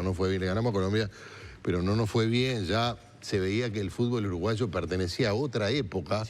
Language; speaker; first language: Spanish; native; Spanish